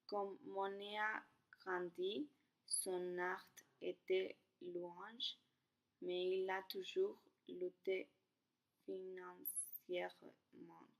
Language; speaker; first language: French; non-native, learner; Spanish